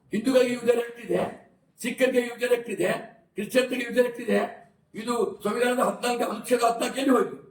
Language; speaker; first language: Kannada; non-native, local second language; Urdu